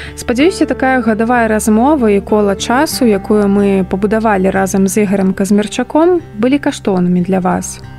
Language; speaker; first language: Belarusian; native; Belarusian